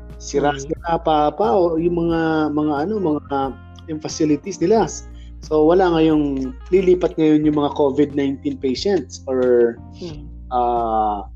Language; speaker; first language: Filipino; non-native, local second language; Bikol